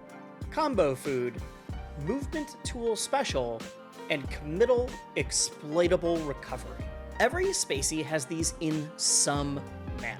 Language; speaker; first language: English; native; English